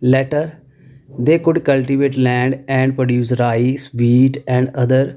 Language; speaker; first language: English; non-native, local second language; Punjabi